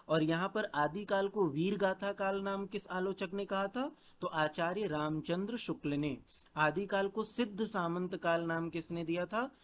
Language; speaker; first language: Hindi; native; Hindi